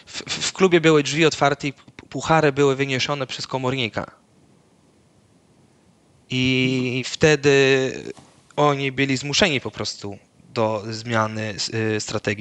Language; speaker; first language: Polish; early bilingual, other home language; Dutch